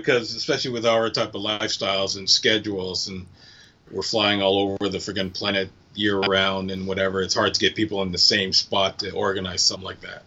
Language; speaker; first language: English; native; English